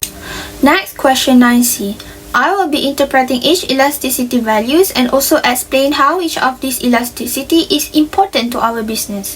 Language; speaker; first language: English; non-native, local second language; Malay